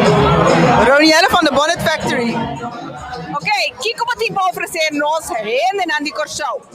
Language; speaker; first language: Dutch; non-native, local second language; Papiamento